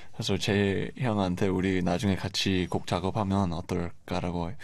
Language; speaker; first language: Korean; non-native, fluent; English